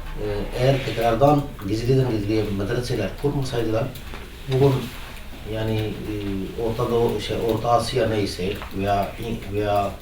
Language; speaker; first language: Turkish; non-native, fluent; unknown